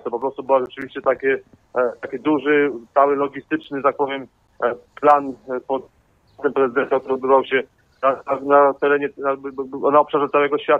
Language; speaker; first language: Polish; native; Polish